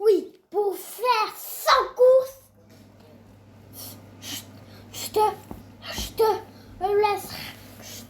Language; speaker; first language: French; native; French